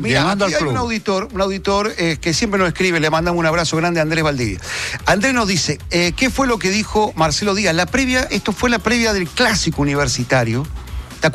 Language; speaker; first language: Spanish; native; Spanish